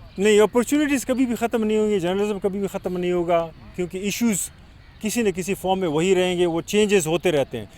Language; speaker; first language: Urdu; non-native, local second language; Pashto